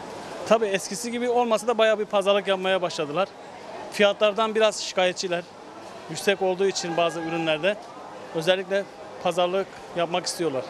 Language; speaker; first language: Turkish; native; Turkish